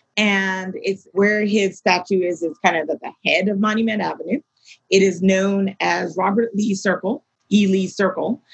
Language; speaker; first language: English; native; English